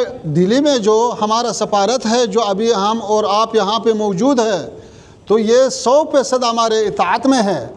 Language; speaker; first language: Hindi; non-native, fluent; Pashto